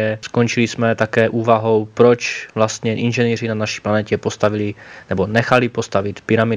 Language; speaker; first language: Czech; native; Czech